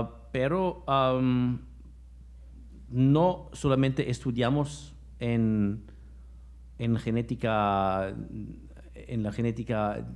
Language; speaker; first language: Spanish; non-native, fluent; German